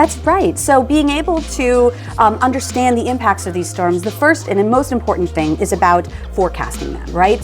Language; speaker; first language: English; native; English